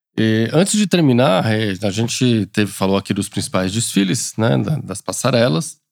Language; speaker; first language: Portuguese; non-native, fluent; French